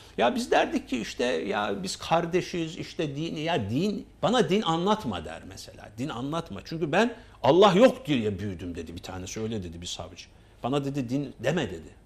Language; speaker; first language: Turkish; native; Turkish